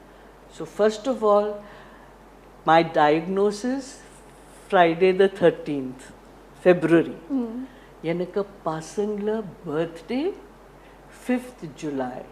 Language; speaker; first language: Tamil; non-native, learner; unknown